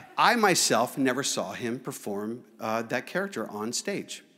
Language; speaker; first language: English; native; English